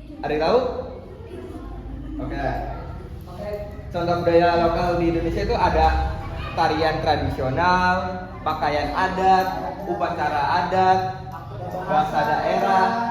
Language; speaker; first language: Indonesian; native; Indonesian